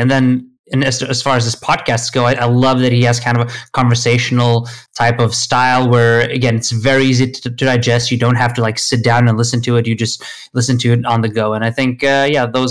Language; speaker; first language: English; non-native, fluent; Swedish